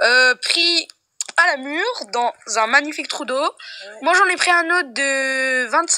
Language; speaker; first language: French; native; French